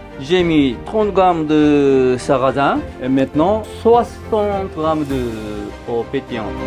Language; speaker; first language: French; non-native, learner; Japanese